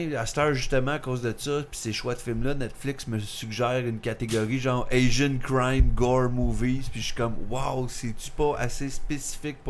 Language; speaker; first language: French; native; French